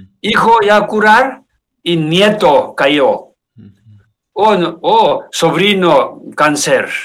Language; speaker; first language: Spanish; non-native, learner; Tibetan